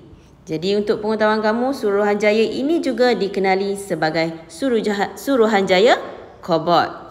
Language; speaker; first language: Malay; native; Malay